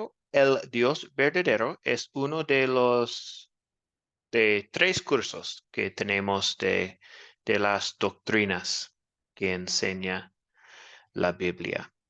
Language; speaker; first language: Spanish; non-native, fluent; English